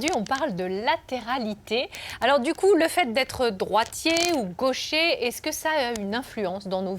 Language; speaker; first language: French; native; French